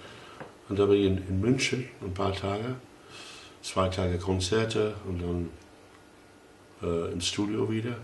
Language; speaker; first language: German; non-native, fluent; English